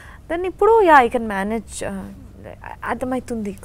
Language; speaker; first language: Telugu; non-native, learner; Bangla